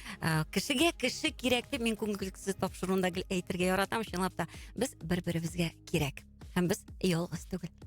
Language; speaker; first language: Tatar; native; Tatar